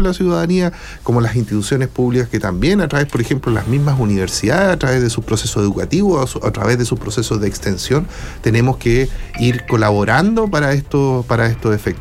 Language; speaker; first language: Spanish; native; Spanish